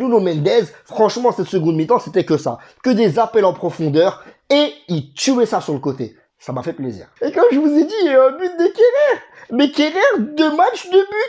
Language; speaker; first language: French; native; French